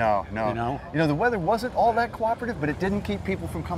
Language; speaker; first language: English; native; English